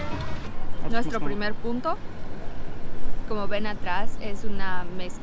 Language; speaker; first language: Spanish; non-native, local second language; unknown